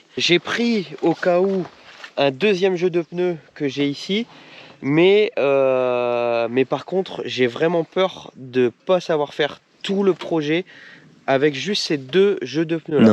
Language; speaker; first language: French; native; French